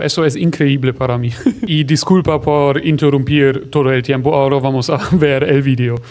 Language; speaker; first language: Spanish; non-native, fluent; German